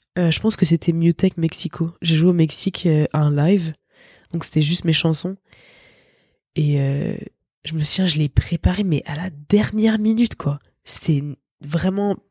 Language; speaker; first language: French; native; French